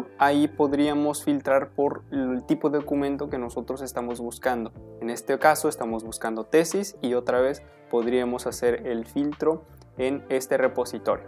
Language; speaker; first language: Spanish; native; Spanish